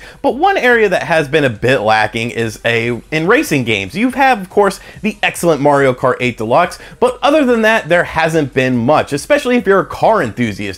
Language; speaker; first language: English; native; English